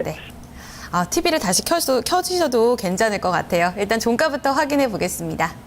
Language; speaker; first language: Korean; native; Korean